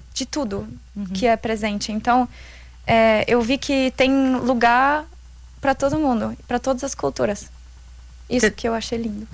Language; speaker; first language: Portuguese; non-native, fluent; German